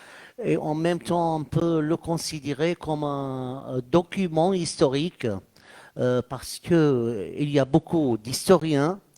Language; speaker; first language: French; non-native, fluent; Arabic